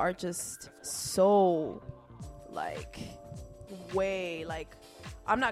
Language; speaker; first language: English; early bilingual, other home language; Spanish